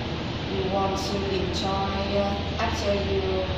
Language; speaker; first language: English; non-native, learner; Vietnamese